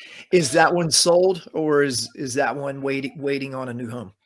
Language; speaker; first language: English; native; English